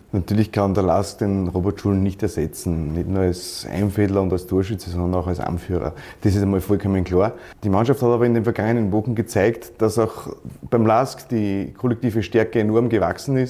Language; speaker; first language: German; native; German